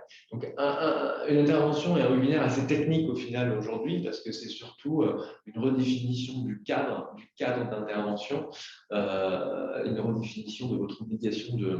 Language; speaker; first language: French; native; French